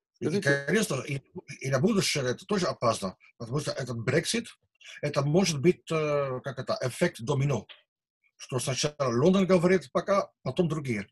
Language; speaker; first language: Russian; non-native, learner; Dutch